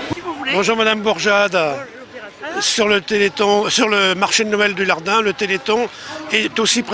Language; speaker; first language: French; native; French